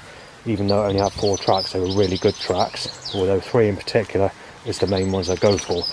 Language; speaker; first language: English; native; English